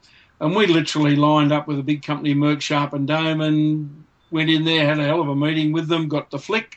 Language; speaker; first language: English; native; English